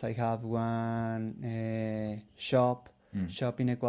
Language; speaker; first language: English; non-native, learner; Spanish